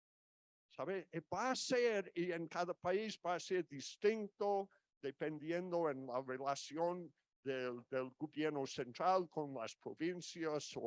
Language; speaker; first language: Spanish; non-native, fluent; English